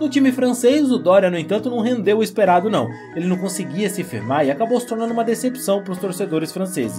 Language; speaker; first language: Portuguese; native; Portuguese